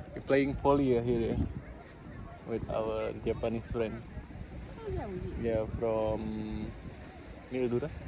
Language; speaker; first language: English; non-native, learner; Indonesian